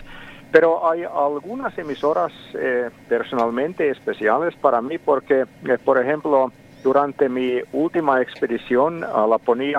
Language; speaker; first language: Spanish; non-native, fluent; Finnish